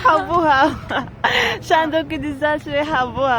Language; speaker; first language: Chinese; non-native, learner; Arabic